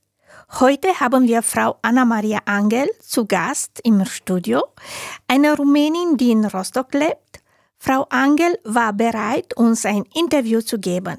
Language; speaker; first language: German; non-native, learner; Romanian